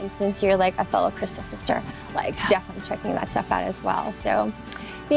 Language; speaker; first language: English; native; English